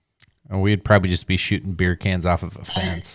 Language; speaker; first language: English; native; English